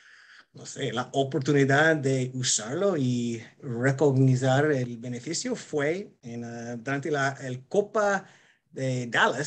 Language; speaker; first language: Spanish; non-native, fluent; English